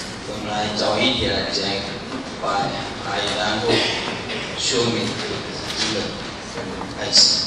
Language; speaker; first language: Chinese; non-native, learner; Korean